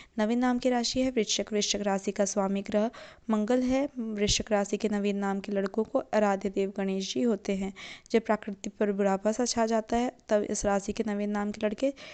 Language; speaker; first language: Hindi; native; Hindi